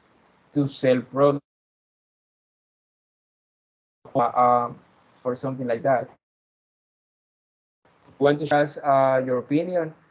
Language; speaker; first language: English; non-native, fluent; Spanish